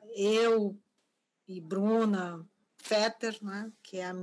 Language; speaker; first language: Portuguese; native; Portuguese